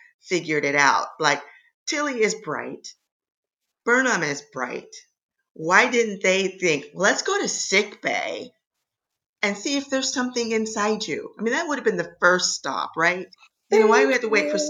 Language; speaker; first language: English; native; English